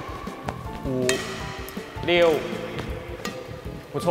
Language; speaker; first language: Chinese; native; Chinese